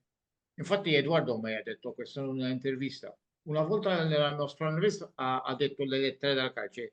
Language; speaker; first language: Italian; non-native, fluent; Maltese